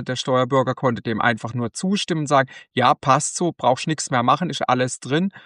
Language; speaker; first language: German; native; German